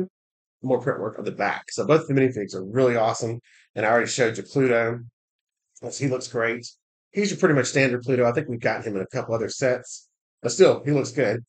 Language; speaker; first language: English; native; English